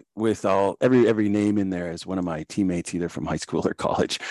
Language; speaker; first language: English; native; English